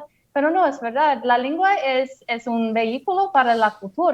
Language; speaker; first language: Spanish; non-native, fluent; English